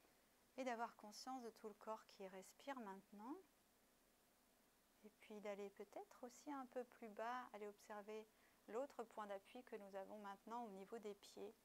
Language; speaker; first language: French; native; French